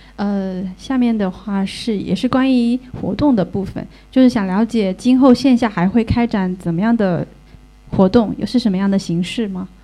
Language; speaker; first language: Chinese; native; Chinese